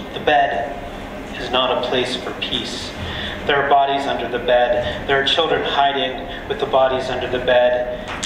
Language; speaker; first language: English; native; English